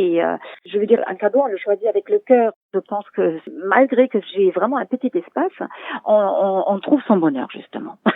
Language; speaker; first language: French; non-native, fluent; German